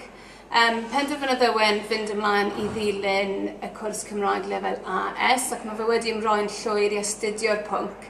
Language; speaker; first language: Welsh; native; Welsh